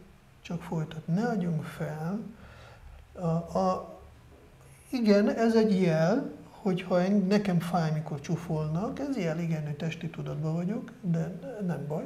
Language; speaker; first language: Hungarian; non-native, fluent; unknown